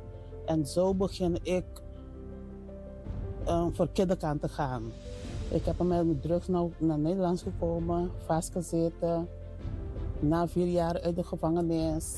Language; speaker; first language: Dutch; non-native, learner; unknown